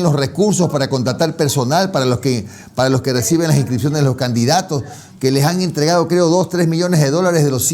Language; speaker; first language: Spanish; native; Spanish